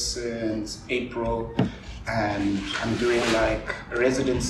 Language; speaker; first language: English; non-native, local second language; Afrikaans